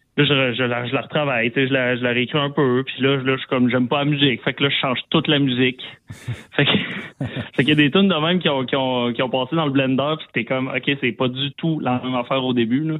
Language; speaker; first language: French; native; French